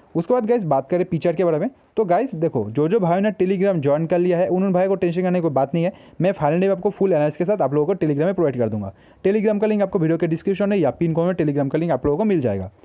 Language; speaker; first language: Hindi; native; Hindi